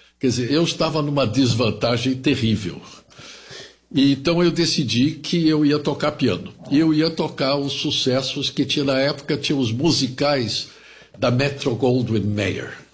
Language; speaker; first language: Portuguese; early bilingual, other home language; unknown